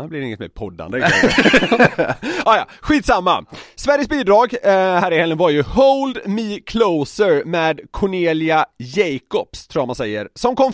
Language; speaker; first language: Swedish; native; Swedish